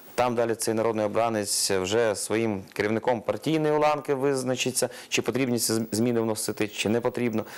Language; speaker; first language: Ukrainian; non-native, local second language; Russian